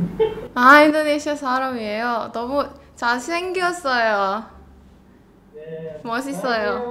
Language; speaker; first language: Korean; non-native, learner; Indonesian